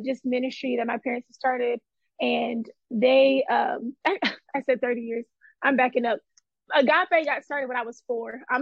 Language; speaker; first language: English; native; English